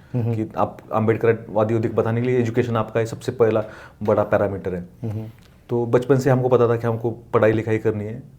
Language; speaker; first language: Hindi; non-native, local second language; Marathi